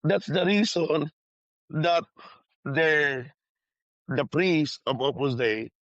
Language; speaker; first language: English; non-native, local second language; Filipino